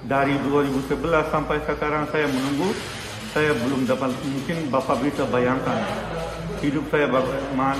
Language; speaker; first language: Indonesian; non-native, learner; Rohingya